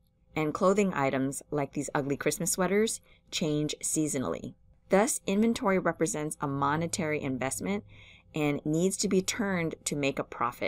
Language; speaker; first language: English; native; English